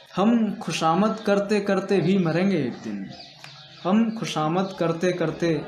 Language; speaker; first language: Hindi; native; Hindi